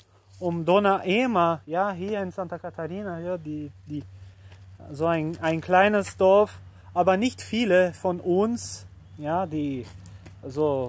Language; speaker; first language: German; early bilingual, heritage; Portuguese